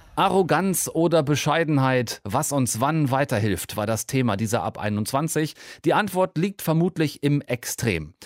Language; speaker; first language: German; native; German